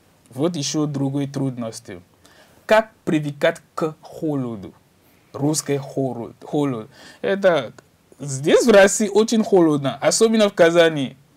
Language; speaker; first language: Russian; non-native, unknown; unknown